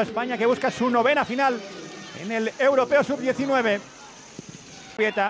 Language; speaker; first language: Spanish; native; Spanish